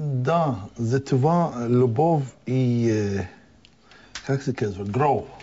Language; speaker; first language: Bulgarian; non-native, learner; Arabic